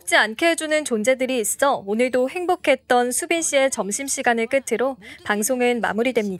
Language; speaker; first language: Korean; native; Korean